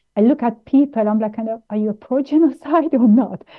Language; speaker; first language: English; non-native, fluent; German